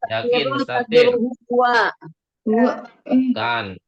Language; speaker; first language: Arabic; non-native, fluent; Indonesian